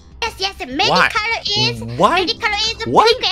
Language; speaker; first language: English; non-native, learner; Japanese